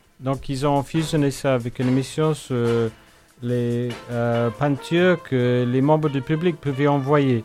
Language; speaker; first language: French; non-native, fluent; English